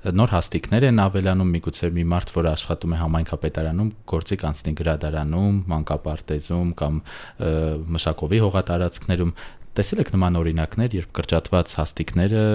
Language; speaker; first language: Armenian; native; Armenian